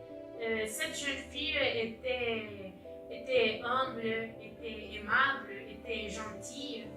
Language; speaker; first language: French; non-native, learner; Spanish